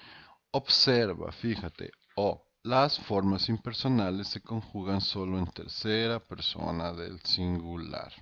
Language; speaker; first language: Spanish; non-native, fluent; Portuguese